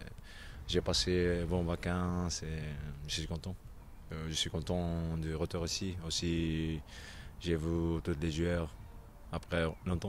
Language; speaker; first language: French; non-native, learner; Japanese